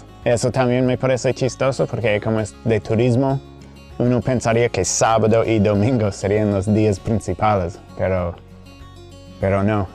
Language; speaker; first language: Spanish; non-native, fluent; English